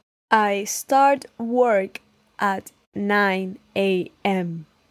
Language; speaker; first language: English; non-native, learner; Spanish